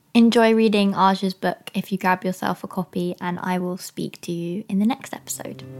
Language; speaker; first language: English; native; English